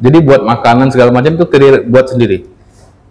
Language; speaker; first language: Indonesian; native; Indonesian